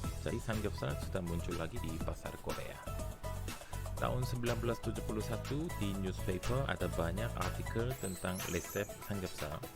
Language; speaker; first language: Indonesian; non-native, fluent; Korean